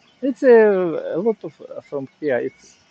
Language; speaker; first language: English; non-native, learner; Ukrainian